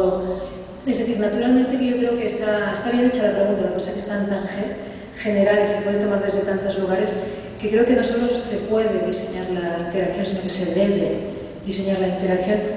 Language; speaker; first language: Spanish; native; Spanish